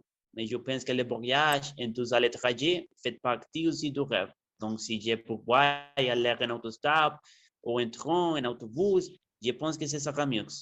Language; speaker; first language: French; non-native, learner; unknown